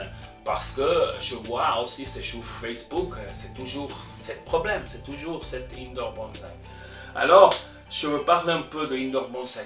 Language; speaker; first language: French; non-native, local second language; German